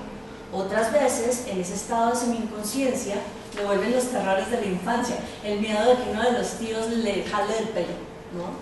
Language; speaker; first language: Spanish; native; Spanish